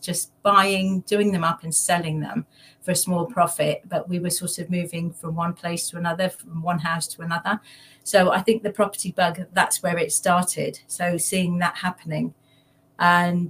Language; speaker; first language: English; native; English